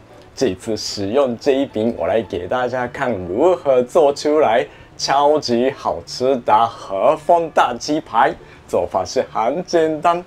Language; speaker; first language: Chinese; non-native, fluent; Japanese